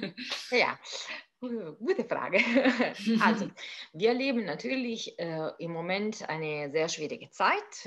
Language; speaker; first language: German; non-native, fluent; Italian